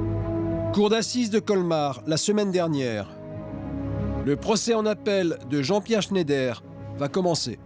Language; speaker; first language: French; native; French